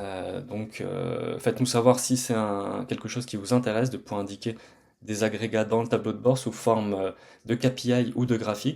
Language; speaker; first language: French; native; French